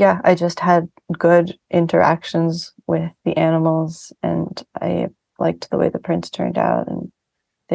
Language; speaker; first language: English; native; English